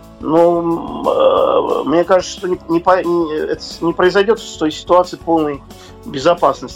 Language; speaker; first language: Russian; native; Russian